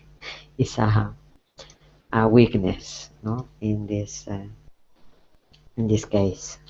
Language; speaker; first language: English; non-native, learner; Spanish